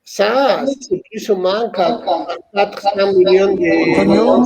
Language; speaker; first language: French; non-native, fluent; Spanish